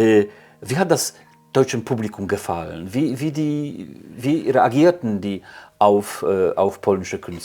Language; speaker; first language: German; non-native, fluent; Polish